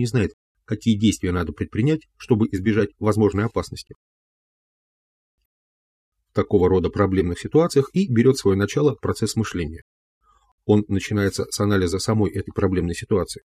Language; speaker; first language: Russian; native; Russian